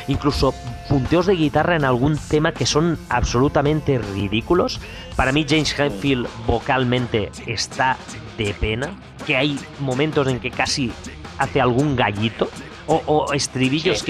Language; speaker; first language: Spanish; native; Spanish